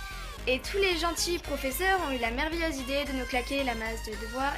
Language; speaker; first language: French; native; French